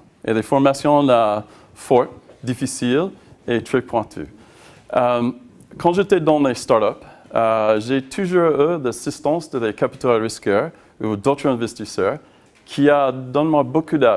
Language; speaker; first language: French; non-native, learner; English